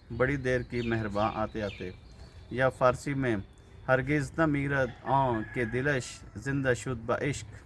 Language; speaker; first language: Urdu; native; Urdu